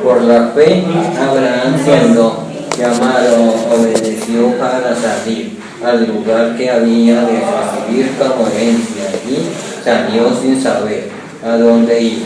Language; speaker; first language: Spanish; native; Spanish